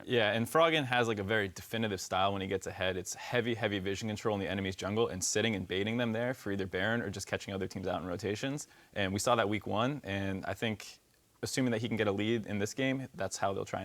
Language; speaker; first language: English; native; English